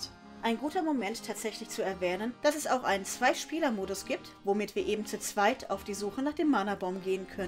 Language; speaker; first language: German; native; German